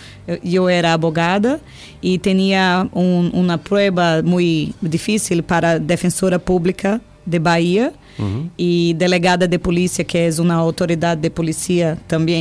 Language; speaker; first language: Spanish; non-native, learner; Portuguese